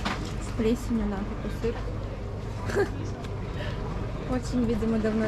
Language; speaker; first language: Russian; native; Russian